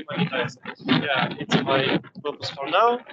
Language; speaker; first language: English; non-native, learner; Russian